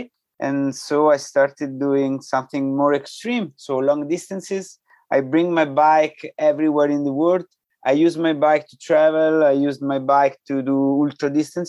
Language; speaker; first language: English; non-native, fluent; Italian